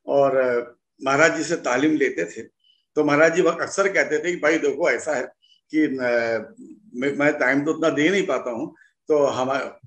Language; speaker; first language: Hindi; native; Hindi